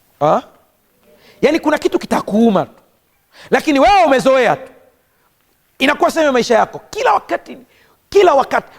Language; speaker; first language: Swahili; native; Swahili